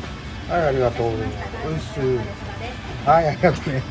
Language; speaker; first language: Japanese; native; Japanese